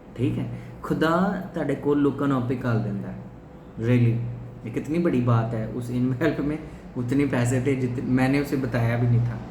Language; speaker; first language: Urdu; non-native, local second language; Punjabi